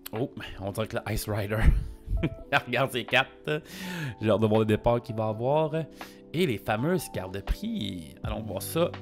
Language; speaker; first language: French; native; French